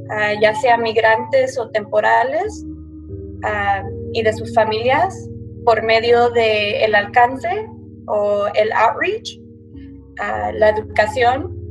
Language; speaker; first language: Spanish; early bilingual, heritage; Spanish